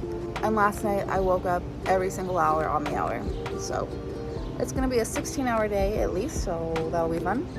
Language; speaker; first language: English; native; English